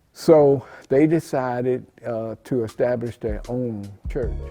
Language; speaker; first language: English; native; English